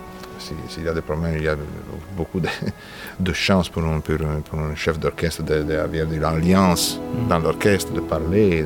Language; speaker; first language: French; non-native, fluent; Italian